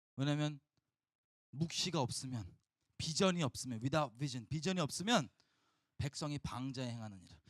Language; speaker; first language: Korean; native; Korean